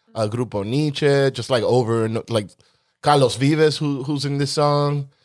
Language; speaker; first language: English; native; English